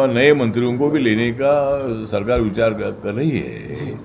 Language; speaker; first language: Hindi; non-native, local second language; Marathi